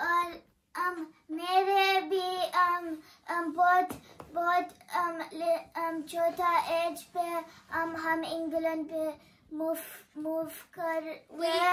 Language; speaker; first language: Hindi; early bilingual, heritage; Hindi